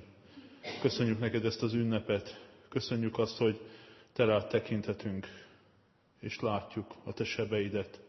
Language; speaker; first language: Hungarian; native; Hungarian